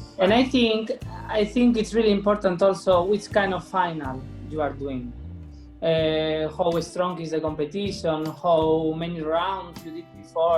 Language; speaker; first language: English; non-native, fluent; Spanish